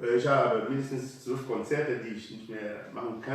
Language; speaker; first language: German; non-native, learner; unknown